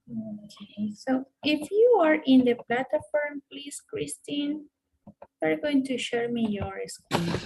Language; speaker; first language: English; non-native, fluent; Spanish